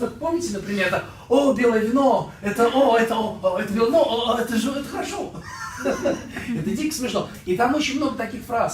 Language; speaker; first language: Russian; non-native, fluent; French